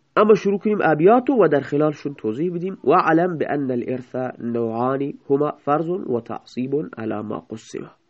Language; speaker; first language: Persian; native; Persian